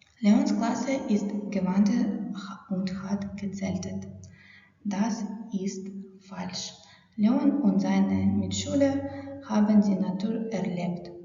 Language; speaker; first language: German; non-native, fluent; Ukrainian